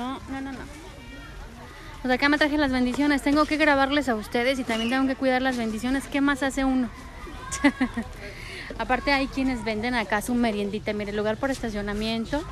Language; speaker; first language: Spanish; native; Spanish